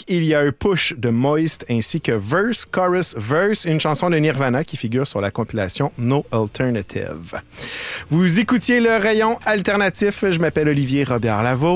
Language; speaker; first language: French; native; French